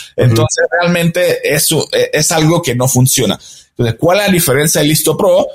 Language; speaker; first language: Spanish; non-native, fluent; Italian